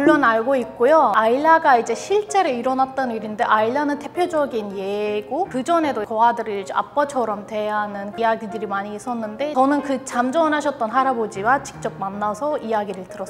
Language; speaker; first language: Korean; non-native, fluent; Turkish